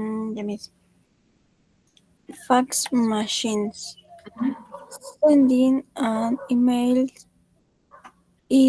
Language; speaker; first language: English; non-native, learner; Spanish